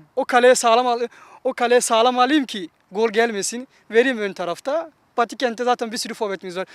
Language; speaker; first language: Turkish; non-native, fluent; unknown